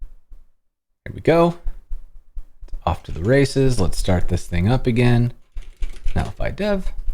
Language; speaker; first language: English; native; English